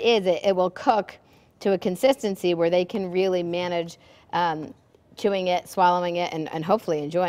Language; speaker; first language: English; native; English